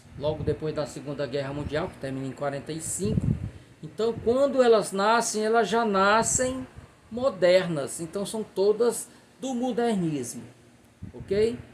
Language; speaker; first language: Portuguese; native; Portuguese